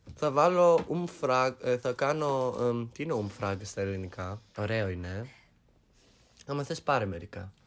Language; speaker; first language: Greek; early bilingual, heritage; Greek